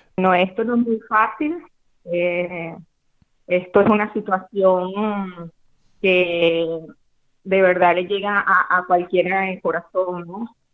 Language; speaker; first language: Spanish; native; Spanish